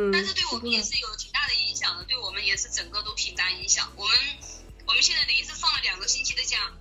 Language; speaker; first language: Chinese; native; Chinese